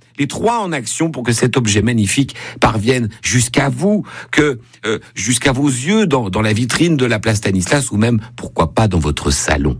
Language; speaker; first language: French; native; French